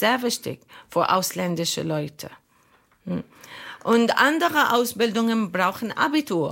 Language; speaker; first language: German; non-native, learner; Arabic